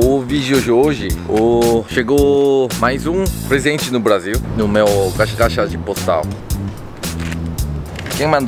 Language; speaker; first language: Portuguese; non-native, learner; Korean